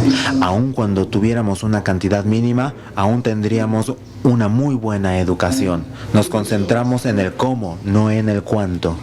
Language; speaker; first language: Spanish; non-native, fluent; Finnish